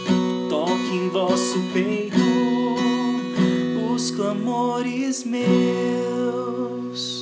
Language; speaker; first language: Portuguese; native; Portuguese